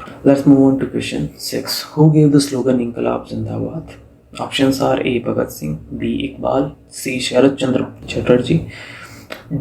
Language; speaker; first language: English; non-native, local second language; Hindi